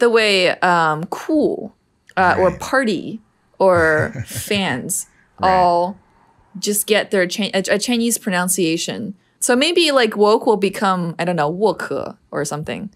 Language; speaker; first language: English; native; English